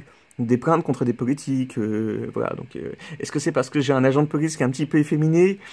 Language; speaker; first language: French; native; French